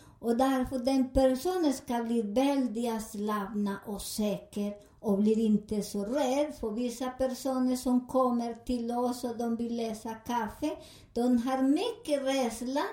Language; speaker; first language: Swedish; non-native, learner; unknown